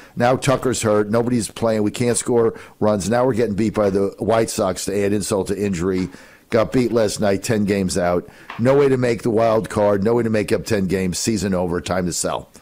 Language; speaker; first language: English; native; English